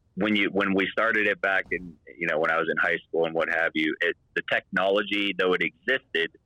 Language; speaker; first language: English; native; English